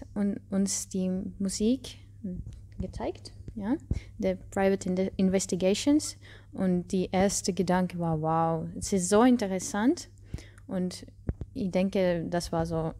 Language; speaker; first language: German; non-native, learner; Russian